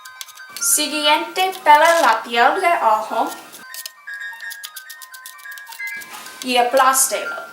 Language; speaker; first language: Spanish; non-native, learner; English